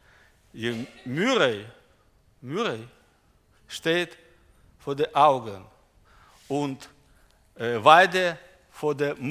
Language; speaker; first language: German; non-native, learner; Russian